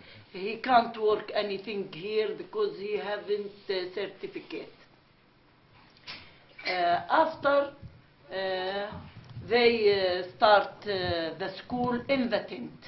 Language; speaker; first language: English; non-native, learner; Arabic